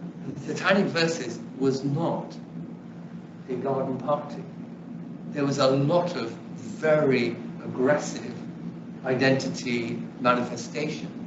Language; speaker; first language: English; early bilingual, other home language; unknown